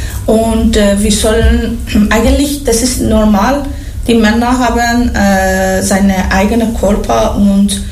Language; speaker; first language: German; non-native, learner; Persian